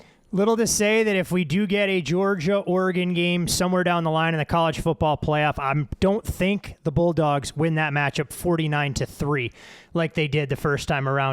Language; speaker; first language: English; native; English